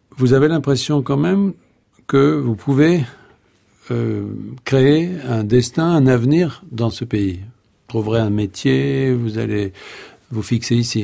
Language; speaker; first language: French; native; French